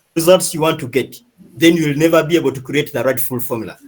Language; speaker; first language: English; non-native, local second language; Swahili